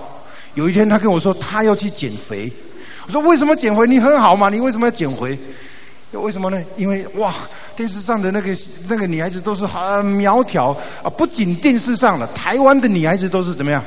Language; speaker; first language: Chinese; native; Chinese